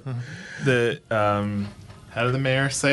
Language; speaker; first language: English; native; English